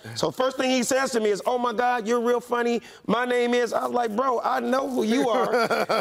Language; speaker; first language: English; native; English